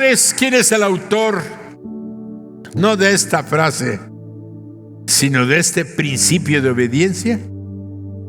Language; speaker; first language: Spanish; native; Spanish